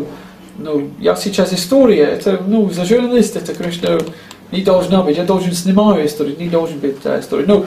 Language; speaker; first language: Russian; non-native, learner; English